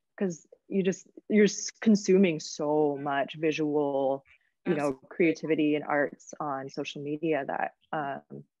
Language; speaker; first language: English; native; English